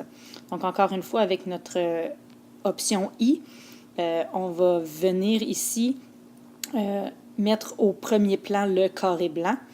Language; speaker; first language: French; native; French